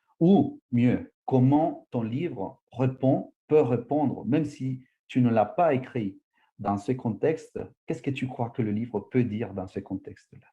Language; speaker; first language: French; non-native, fluent; Spanish